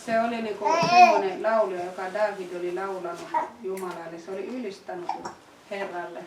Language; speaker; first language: Finnish; non-native, fluent; Swahili